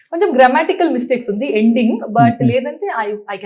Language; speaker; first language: Telugu; non-native, local second language; Tulu